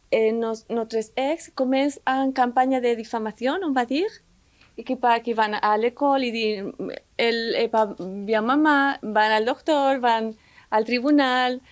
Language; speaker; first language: French; non-native, learner; Spanish